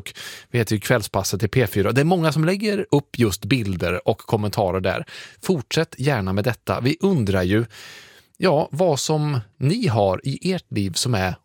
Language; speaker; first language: Swedish; native; Swedish